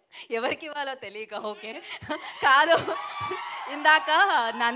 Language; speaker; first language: Telugu; native; Telugu